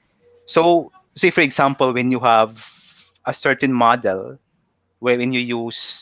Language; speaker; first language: English; non-native, local second language; Cebuano